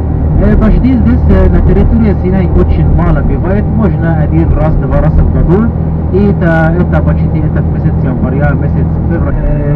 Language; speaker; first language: Russian; non-native, learner; Arabic